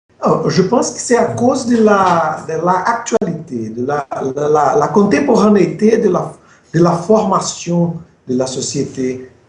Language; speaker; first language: French; non-native, fluent; Portuguese